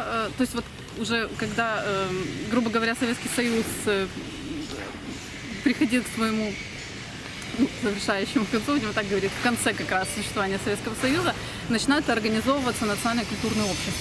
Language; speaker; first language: Russian; native; Russian